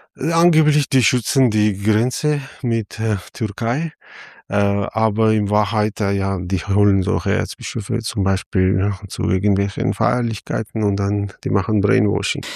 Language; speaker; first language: German; non-native, fluent; Armenian